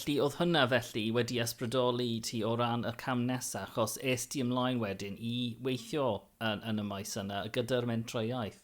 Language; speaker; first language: Welsh; non-native, local second language; English